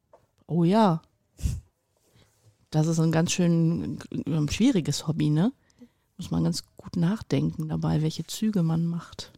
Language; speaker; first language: German; native; German